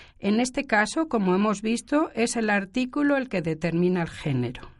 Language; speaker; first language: Spanish; native; Spanish